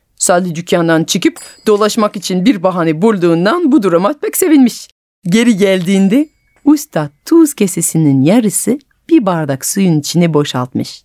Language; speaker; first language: Turkish; non-native, fluent; French